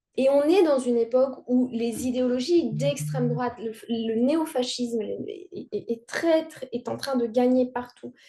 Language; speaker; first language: French; non-native, local second language; Kinyarwanda